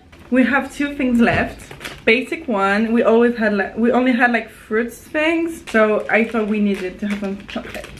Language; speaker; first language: English; non-native, fluent; French